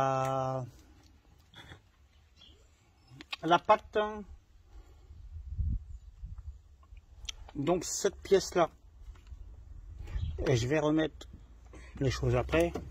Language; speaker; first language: French; native; French